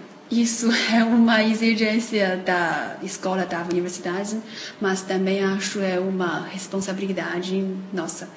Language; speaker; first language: Portuguese; non-native, fluent; Chinese